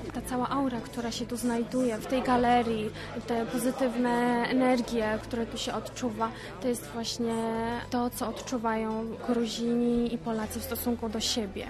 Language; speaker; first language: Polish; non-native, fluent; Georgian